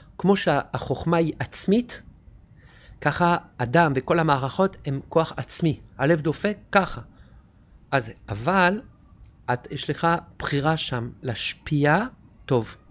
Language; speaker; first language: Hebrew; non-native, fluent; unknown